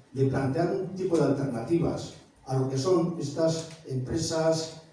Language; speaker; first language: Spanish; native; Spanish